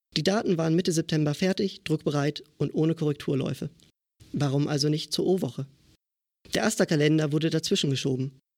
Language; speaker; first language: German; native; German